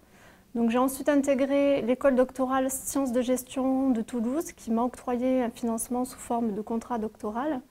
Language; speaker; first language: French; native; French